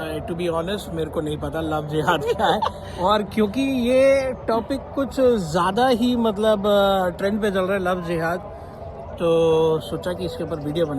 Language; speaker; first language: Hindi; non-native, local second language; Malayalam